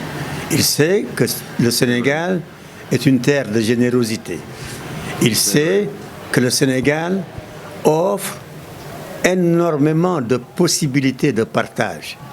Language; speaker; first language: French; non-native, local second language; Wolof